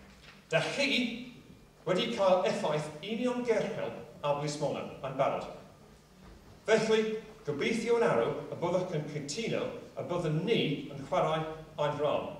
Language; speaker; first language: Welsh; non-native, local second language; English